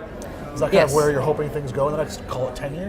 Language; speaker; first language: English; native; English